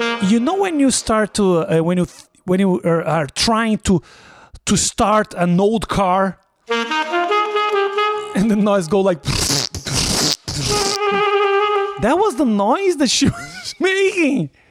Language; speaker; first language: English; non-native, fluent; Portuguese